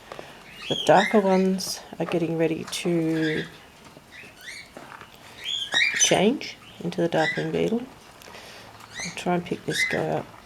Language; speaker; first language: English; native; English